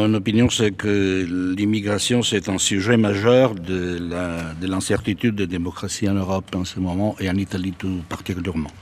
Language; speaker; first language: French; non-native, fluent; Italian